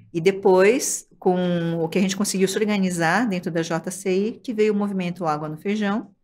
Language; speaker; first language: Portuguese; native; Portuguese